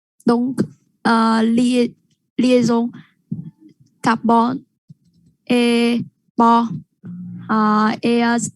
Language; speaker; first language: French; non-native, learner; Vietnamese